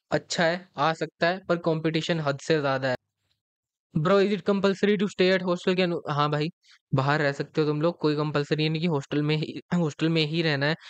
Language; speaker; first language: Hindi; native; Hindi